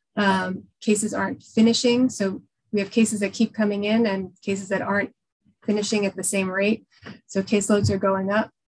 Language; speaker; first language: English; native; English